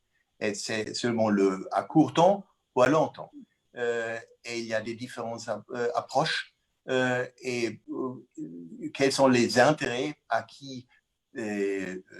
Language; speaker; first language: French; non-native, fluent; German